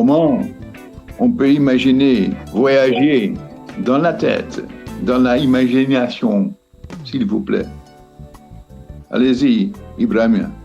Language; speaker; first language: French; non-native, fluent; Dutch